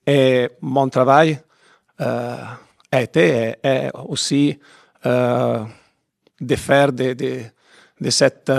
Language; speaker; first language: French; non-native, fluent; Italian